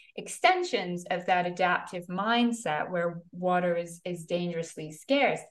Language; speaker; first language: English; native; English